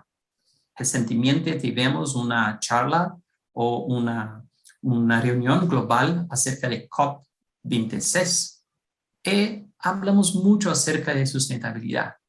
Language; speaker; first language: Spanish; non-native, fluent; Portuguese